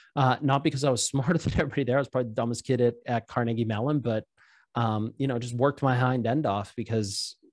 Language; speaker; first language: English; native; English